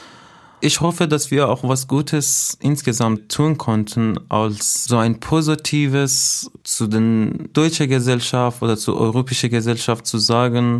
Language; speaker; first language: German; non-native, fluent; Persian